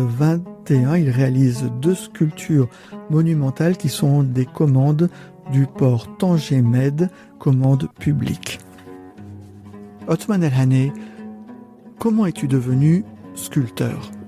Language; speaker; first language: French; native; French